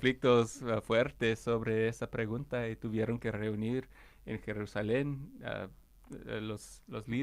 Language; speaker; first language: Spanish; non-native, fluent; English